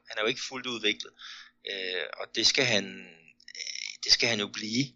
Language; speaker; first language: Danish; native; Danish